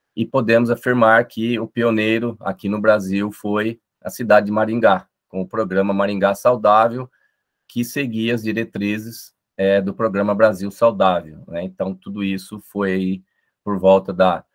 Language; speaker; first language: Portuguese; native; Portuguese